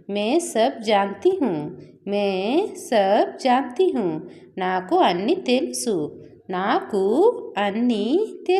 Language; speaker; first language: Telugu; non-native, fluent; Odia